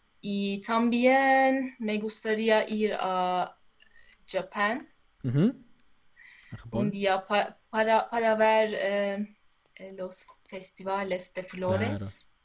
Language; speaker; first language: Spanish; non-native, learner; Turkish